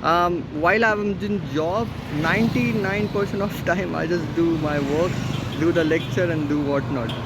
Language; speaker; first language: English; non-native, local second language; Marathi